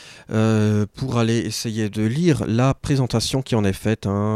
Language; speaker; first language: French; native; French